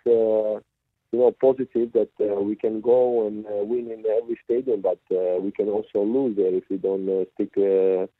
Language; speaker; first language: English; non-native, fluent; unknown